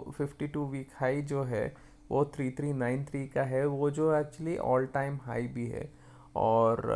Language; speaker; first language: Hindi; non-native, local second language; Kannada